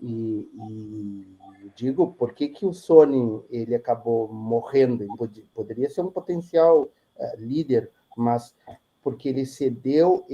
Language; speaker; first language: Portuguese; native; Portuguese